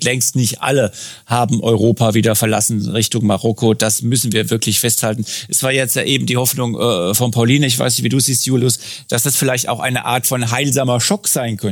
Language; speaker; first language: German; native; German